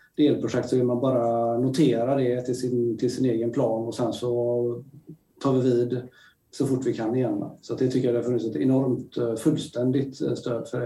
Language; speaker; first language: Swedish; native; Swedish